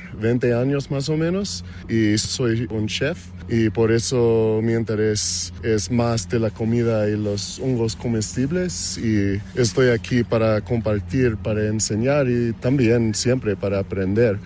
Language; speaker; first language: Spanish; non-native, learner; English